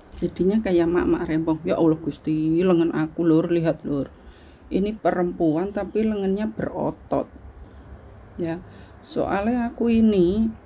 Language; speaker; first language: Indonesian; non-native, local second language; Javanese